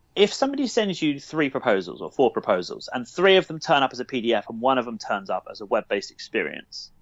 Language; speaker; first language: English; native; English